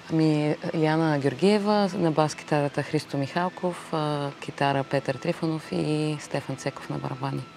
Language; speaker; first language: Bulgarian; early bilingual, other home language; Arabic